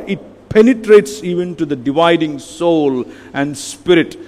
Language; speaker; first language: English; non-native, local second language; Telugu